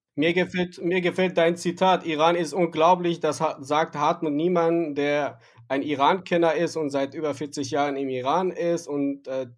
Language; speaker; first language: German; non-native, fluent; Persian